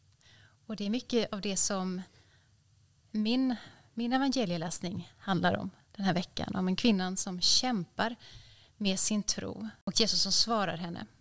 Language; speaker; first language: Swedish; native; Swedish